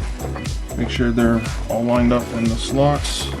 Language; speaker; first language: English; native; English